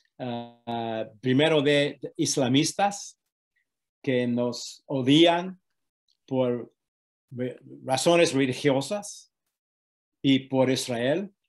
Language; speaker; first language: Spanish; non-native, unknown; English